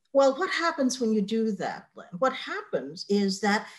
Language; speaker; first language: English; native; English